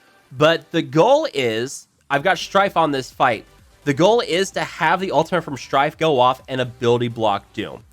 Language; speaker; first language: English; native; English